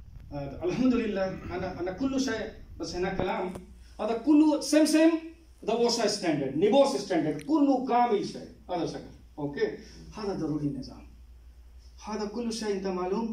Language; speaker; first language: Arabic; non-native, learner; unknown